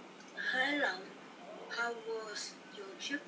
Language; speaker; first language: English; non-native, learner; Vietnamese